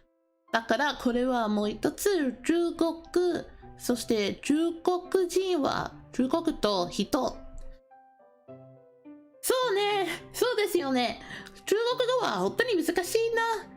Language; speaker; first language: Japanese; non-native, learner; English